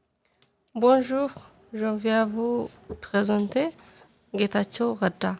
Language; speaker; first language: French; non-native, learner; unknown